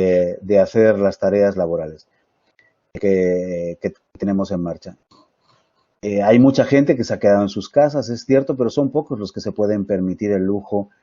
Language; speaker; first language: Spanish; native; Spanish